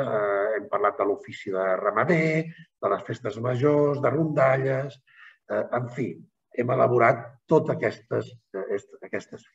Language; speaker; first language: Catalan; native; Catalan